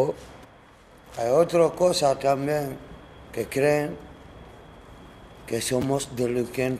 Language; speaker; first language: Spanish; non-native, learner; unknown